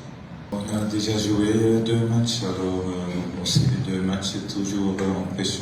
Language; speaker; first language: French; non-native, fluent; Dutch